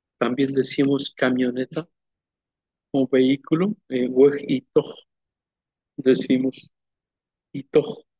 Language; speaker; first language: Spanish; non-native, local second language; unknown